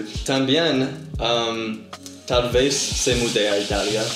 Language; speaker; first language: Spanish; non-native, learner; English